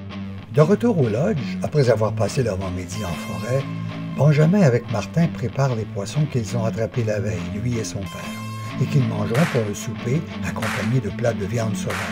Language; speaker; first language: French; native; French